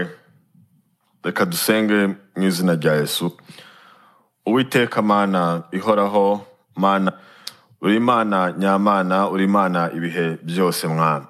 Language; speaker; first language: English; non-native, local second language; Kinyarwanda